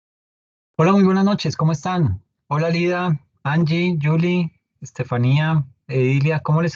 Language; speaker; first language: Spanish; native; Spanish